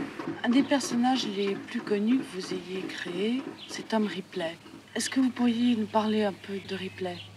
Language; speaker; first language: French; native; French